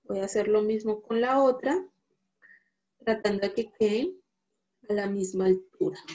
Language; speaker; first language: Spanish; native; Spanish